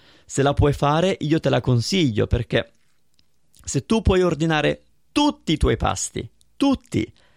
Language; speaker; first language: Italian; native; Italian